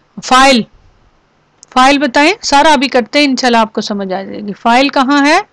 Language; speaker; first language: Urdu; native; Urdu